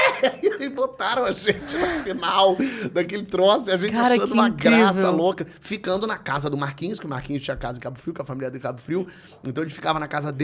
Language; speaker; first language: Portuguese; native; Portuguese